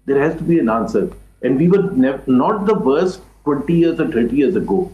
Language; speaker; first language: English; non-native, local second language; Urdu